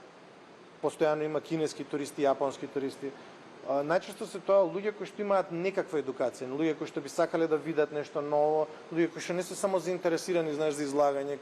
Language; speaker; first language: Macedonian; native; Macedonian